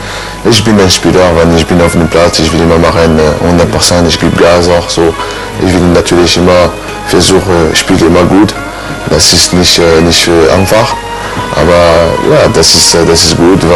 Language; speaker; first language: German; non-native, learner; French